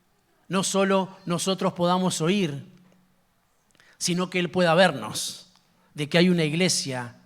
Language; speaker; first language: Spanish; native; Spanish